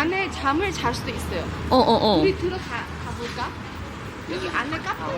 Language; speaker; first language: Korean; non-native, fluent; Chinese